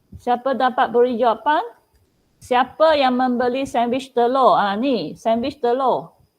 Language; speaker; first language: Malay; non-native, local second language; Chinese